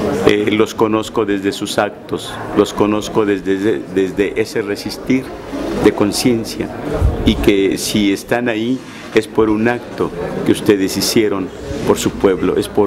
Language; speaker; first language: Spanish; native; Spanish